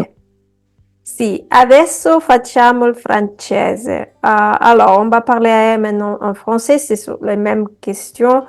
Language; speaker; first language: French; non-native, fluent; Spanish